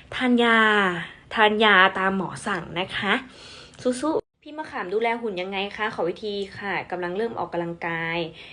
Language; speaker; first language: Thai; non-native, local second language; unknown